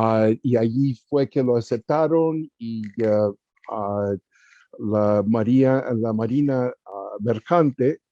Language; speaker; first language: Spanish; early bilingual, heritage; Spanish